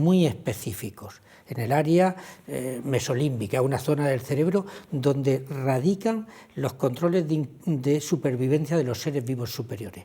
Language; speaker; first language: Spanish; native; Spanish